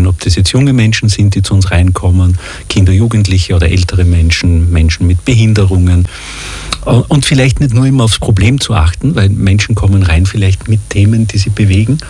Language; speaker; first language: German; native; German